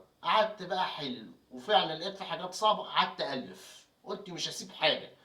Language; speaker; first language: Arabic; native; Arabic